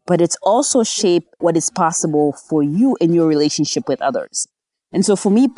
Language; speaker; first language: English; native; English